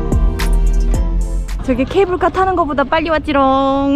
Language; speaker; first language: Korean; native; Korean